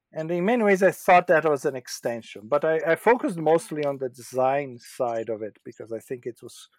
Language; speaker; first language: English; non-native, fluent; Portuguese